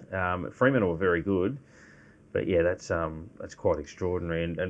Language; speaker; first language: English; native; English